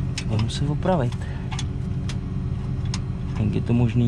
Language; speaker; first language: Czech; native; Czech